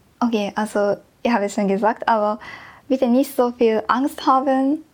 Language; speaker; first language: German; non-native, learner; Japanese